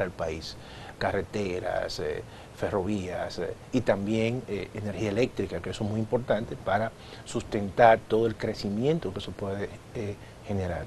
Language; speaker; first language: Spanish; native; Spanish